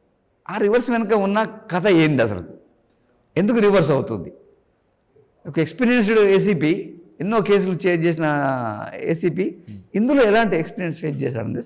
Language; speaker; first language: Telugu; native; Telugu